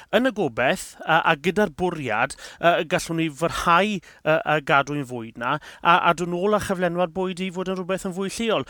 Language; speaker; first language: Welsh; native; Welsh